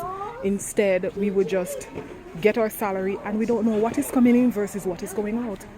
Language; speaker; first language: English; native; English